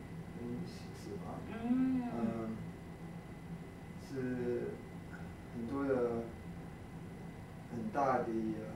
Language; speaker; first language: Chinese; early bilingual, heritage; Cantonese